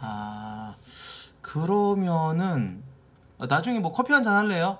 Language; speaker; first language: Korean; native; Korean